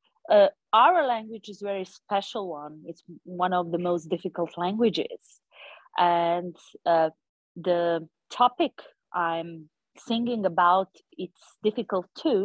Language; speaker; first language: English; non-native, fluent; Serbian